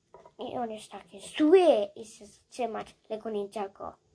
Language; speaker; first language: Polish; early bilingual, heritage; Polish